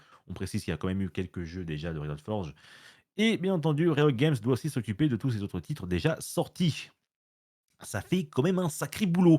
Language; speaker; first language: French; native; French